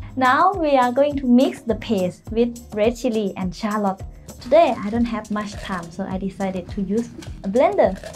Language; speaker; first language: English; non-native, fluent; Thai